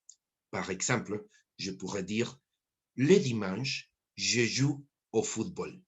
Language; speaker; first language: French; non-native, fluent; Spanish